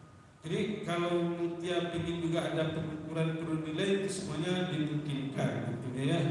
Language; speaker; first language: Indonesian; native; Indonesian